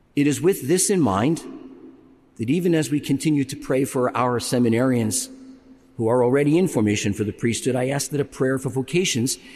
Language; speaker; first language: English; native; English